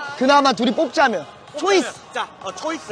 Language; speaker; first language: Korean; native; Korean